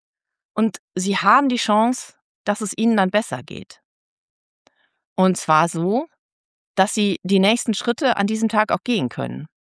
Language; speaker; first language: German; native; German